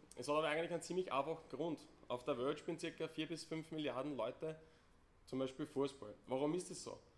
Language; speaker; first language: German; native; German